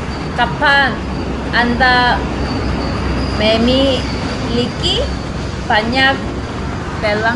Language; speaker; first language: Indonesian; non-native, learner; Korean